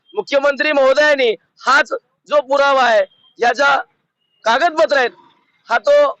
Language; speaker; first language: Marathi; non-native, local second language; Lambadi